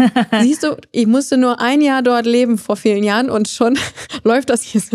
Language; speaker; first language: German; native; German